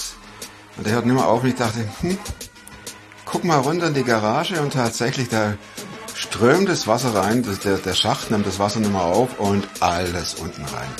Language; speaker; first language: German; native; German